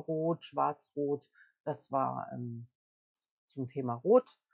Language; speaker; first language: German; native; German